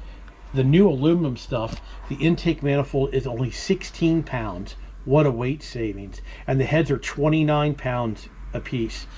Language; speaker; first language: English; native; English